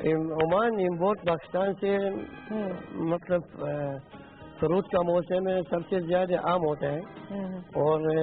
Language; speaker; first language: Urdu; non-native, learner; Arabic